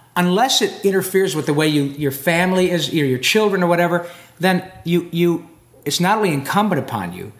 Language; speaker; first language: English; native; English